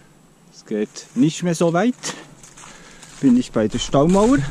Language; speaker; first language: German; native; German